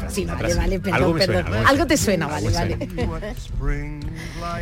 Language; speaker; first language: Spanish; native; Spanish